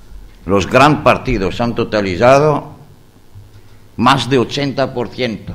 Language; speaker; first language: Spanish; non-native, fluent; Greek